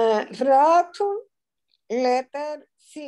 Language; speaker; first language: English; non-native, learner; Spanish